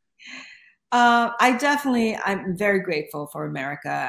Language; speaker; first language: English; non-native, fluent; Chinese